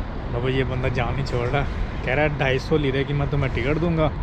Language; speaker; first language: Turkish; non-native, learner; Urdu